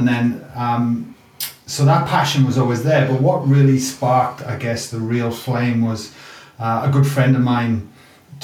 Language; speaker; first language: English; native; English